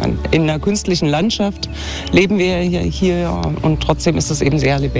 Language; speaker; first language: German; native; German